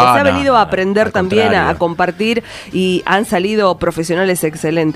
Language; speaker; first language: Spanish; native; Spanish